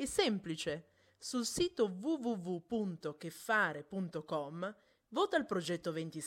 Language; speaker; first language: Italian; native; Italian